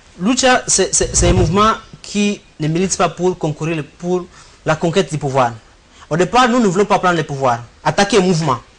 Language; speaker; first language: French; non-native, local second language; Swahili